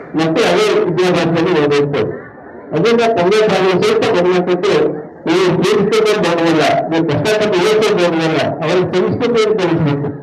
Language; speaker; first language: Kannada; non-native, local second language; Urdu